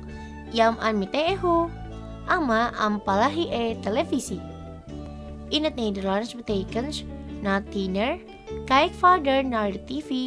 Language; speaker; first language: Dutch; non-native, learner; Indonesian